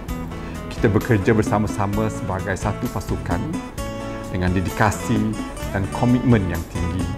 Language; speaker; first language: Malay; native; Malay